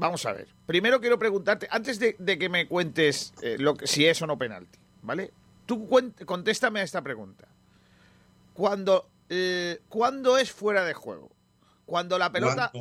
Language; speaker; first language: Spanish; native; Spanish